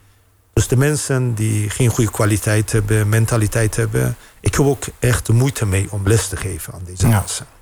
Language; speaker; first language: Dutch; non-native, fluent; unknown